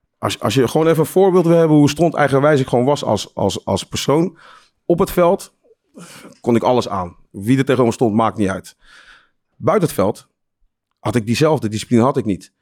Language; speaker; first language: Dutch; native; Dutch